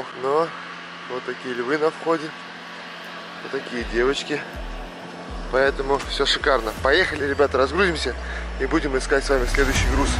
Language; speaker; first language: Russian; native; Russian